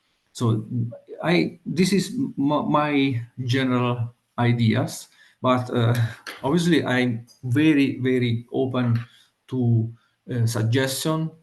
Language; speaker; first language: English; non-native, fluent; Italian